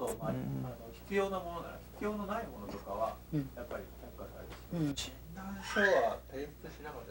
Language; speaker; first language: Japanese; native; Japanese